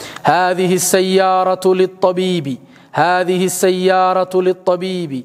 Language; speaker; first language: Arabic; non-native, fluent; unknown